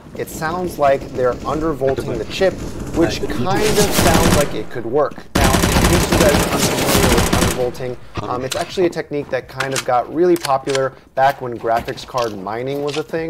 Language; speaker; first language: English; native; English